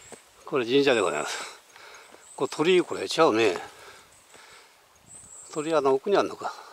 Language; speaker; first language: Japanese; native; Japanese